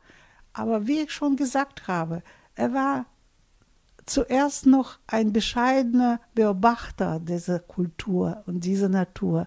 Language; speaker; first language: German; non-native, fluent; Russian